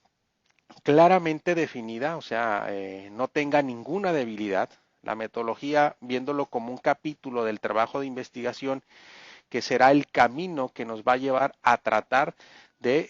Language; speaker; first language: Spanish; native; Spanish